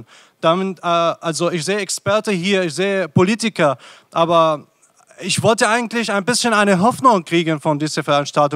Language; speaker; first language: German; non-native, fluent; Arabic